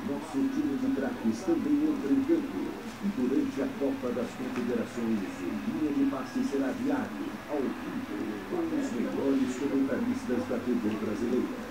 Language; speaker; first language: Portuguese; native; Portuguese